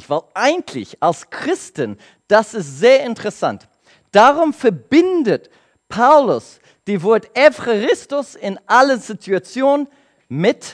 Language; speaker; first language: German; non-native, learner; English